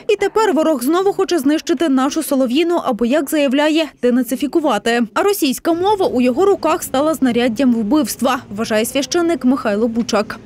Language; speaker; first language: Ukrainian; native; Ukrainian